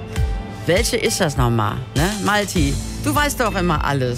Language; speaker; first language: German; native; German